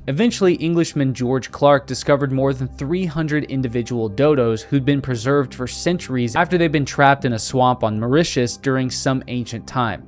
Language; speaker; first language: English; native; English